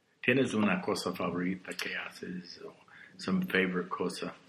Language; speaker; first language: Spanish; non-native, learner; English